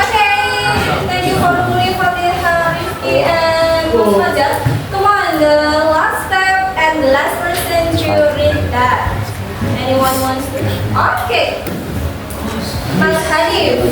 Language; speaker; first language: English; non-native, learner; Indonesian